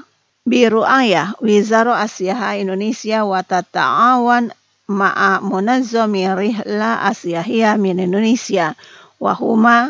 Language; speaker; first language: Arabic; non-native, fluent; Indonesian